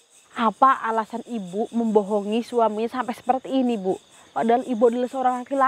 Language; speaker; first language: Indonesian; native; Indonesian